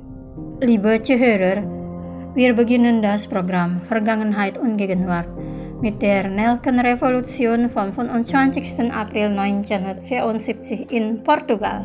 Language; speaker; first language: German; non-native, fluent; Indonesian